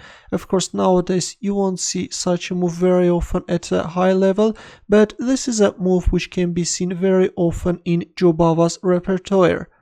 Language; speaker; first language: English; non-native, fluent; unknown